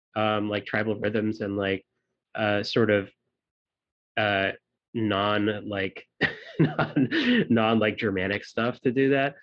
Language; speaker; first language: English; native; English